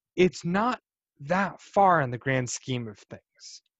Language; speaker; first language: English; native; English